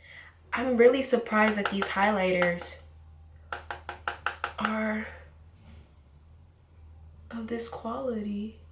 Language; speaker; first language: English; native; English